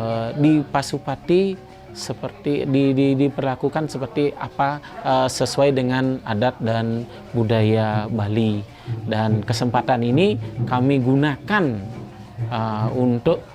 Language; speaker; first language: Indonesian; native; Indonesian